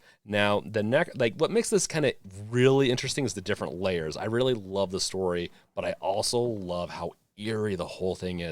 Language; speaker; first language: English; native; English